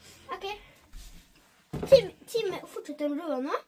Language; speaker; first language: Swedish; early bilingual, other home language; Filipino